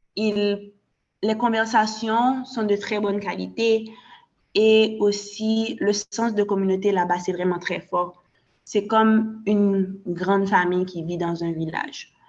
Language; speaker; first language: French; non-native, local second language; Haitian Creole